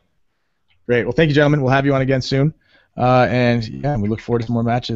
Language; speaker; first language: English; native; English